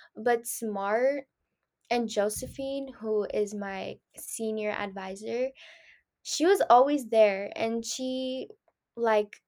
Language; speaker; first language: English; early bilingual, other home language; Spanish